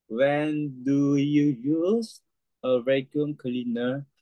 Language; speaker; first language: English; non-native, learner; Vietnamese